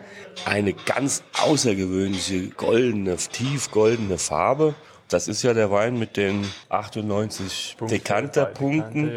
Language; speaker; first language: German; native; German